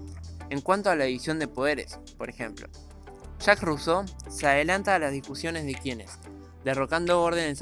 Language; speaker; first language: Spanish; native; Spanish